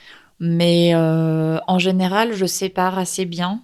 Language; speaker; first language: French; native; French